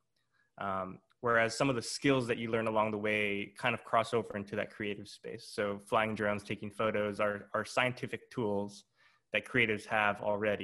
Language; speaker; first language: English; native; English